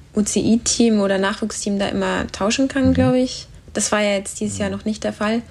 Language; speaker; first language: German; native; German